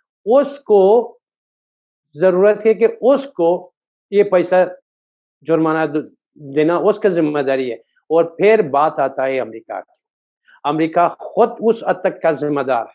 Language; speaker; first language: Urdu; non-native, fluent; Persian